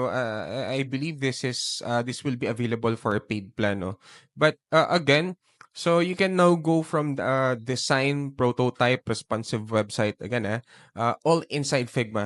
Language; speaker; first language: English; non-native, local second language; Filipino